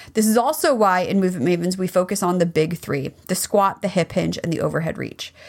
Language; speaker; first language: English; native; English